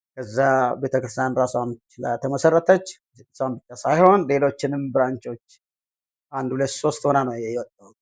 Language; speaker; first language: Amharic; non-native, local second language; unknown